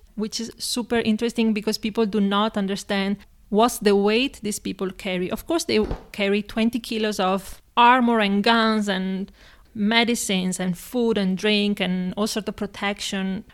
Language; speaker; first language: English; non-native, fluent; Italian